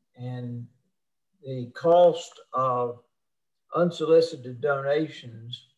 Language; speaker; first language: English; native; English